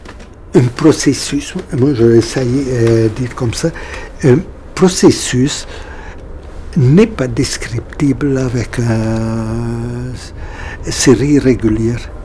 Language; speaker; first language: French; non-native, fluent; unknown